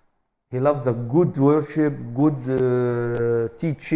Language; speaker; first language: English; non-native, fluent; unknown